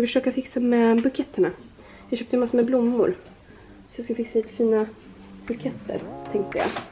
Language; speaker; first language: Swedish; native; Swedish